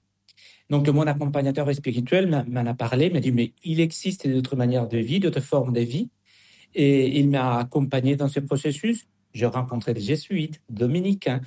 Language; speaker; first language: French; non-native, fluent; Spanish